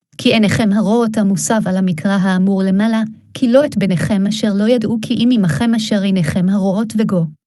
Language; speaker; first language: Hebrew; non-native, fluent; English